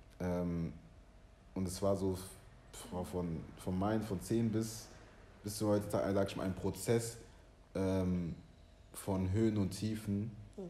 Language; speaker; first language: German; early bilingual, other home language; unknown